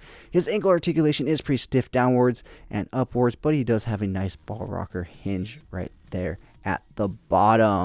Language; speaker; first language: English; native; English